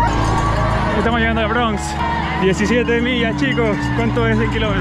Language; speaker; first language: Spanish; native; Spanish